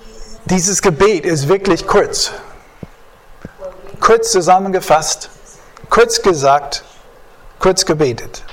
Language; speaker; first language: German; non-native, fluent; English